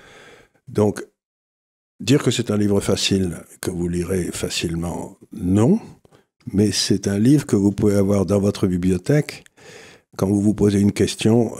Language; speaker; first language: French; native; French